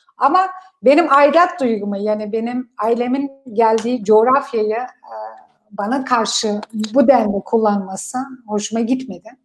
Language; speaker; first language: Turkish; non-native, fluent; Kurdish